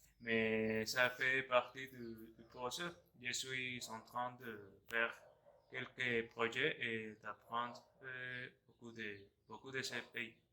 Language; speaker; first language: French; non-native, learner; Spanish